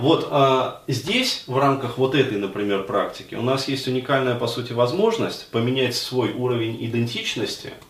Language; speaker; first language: Russian; native; Russian